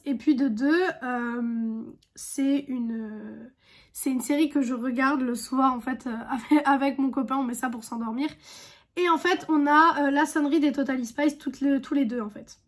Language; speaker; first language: French; native; French